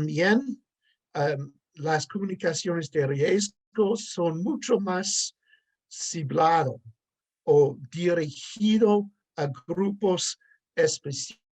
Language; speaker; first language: Spanish; non-native, fluent; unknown